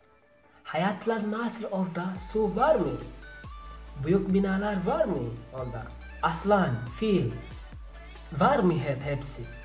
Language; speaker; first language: Turkish; non-native, learner; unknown